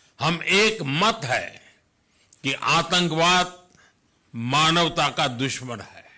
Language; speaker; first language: Hindi; non-native, local second language; Gujarati